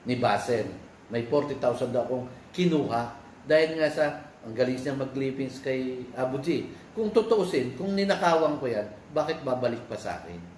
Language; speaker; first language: Filipino; native; Filipino